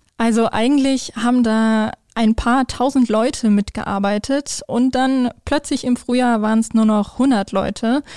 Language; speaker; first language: German; native; German